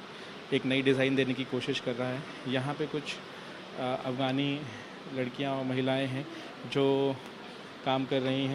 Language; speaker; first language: Hindi; native; Hindi